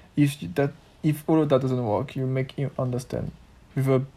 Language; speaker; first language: English; non-native, learner; French